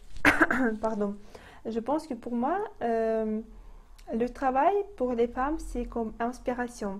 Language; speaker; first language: French; non-native, fluent; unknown